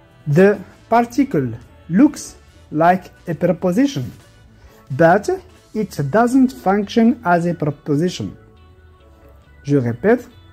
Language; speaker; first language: English; non-native, fluent; Arabic